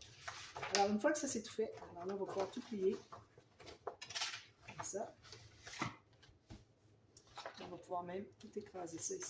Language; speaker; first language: French; native; French